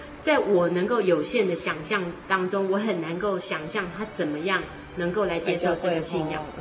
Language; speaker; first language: Chinese; native; Chinese